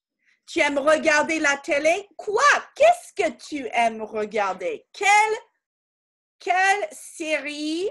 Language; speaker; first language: French; non-native, fluent; English